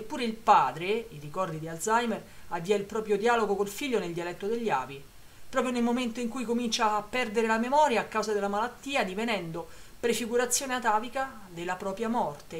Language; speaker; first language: Italian; native; Italian